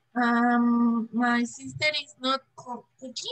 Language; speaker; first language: English; non-native, learner; Spanish